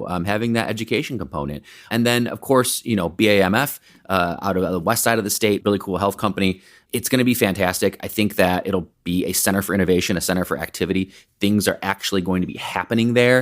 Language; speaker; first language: English; native; English